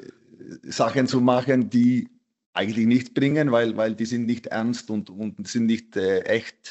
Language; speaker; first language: German; non-native, fluent; Icelandic